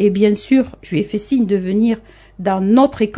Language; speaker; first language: French; native; French